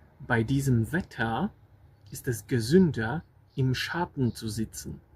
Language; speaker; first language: German; non-native, fluent; Polish